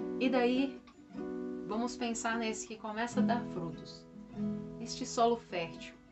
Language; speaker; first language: Portuguese; native; Portuguese